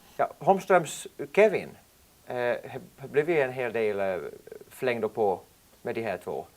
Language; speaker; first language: Swedish; native; Swedish